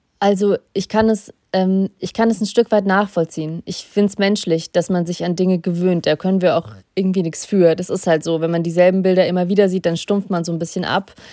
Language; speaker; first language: German; early bilingual, other home language; Russian